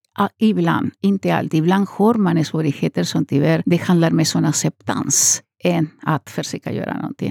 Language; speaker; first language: Swedish; non-native, fluent; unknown